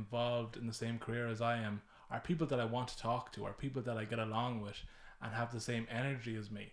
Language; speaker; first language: English; native; English